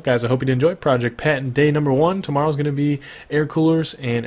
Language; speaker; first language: English; native; English